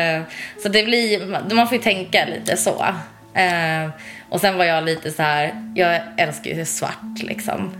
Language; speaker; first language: Swedish; native; Swedish